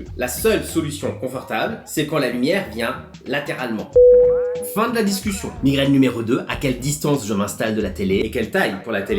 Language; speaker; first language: French; native; French